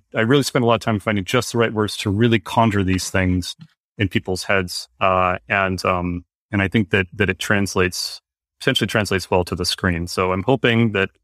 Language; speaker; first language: English; native; English